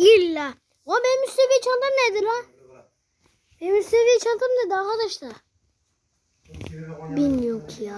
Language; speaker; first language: Turkish; native; Turkish